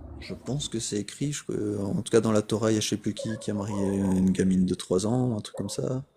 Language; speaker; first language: French; native; French